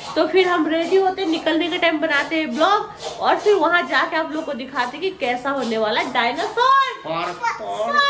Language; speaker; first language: Hindi; non-native, local second language; Bangla